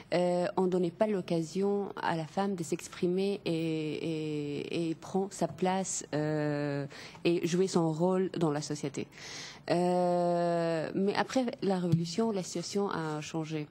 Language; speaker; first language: French; non-native, fluent; Kurdish